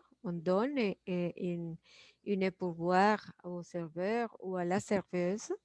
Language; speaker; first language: French; non-native, fluent; Spanish